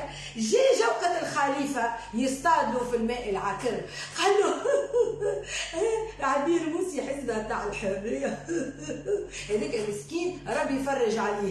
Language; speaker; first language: Arabic; native; Arabic